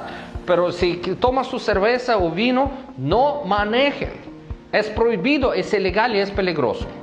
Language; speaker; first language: Spanish; non-native, fluent; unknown